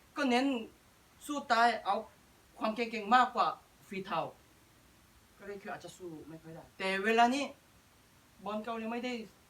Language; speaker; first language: Thai; non-native, fluent; Korean